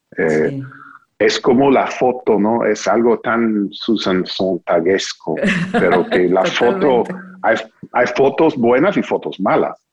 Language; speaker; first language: Spanish; non-native, fluent; English